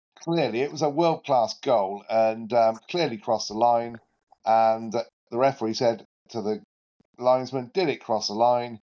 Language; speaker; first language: English; native; English